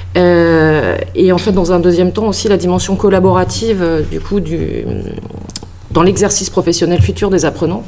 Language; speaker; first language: French; native; French